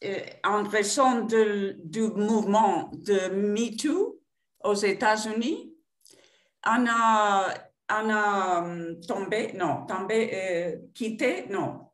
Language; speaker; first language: French; non-native, fluent; Spanish